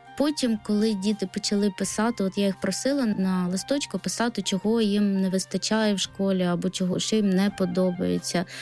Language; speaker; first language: Ukrainian; non-native, local second language; Romany